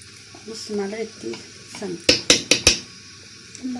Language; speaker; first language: Arabic; native; Arabic